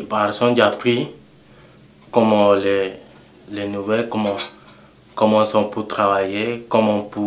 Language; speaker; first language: French; non-native, local second language; Haitian Creole